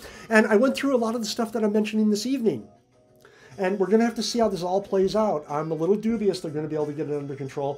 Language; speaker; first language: English; native; English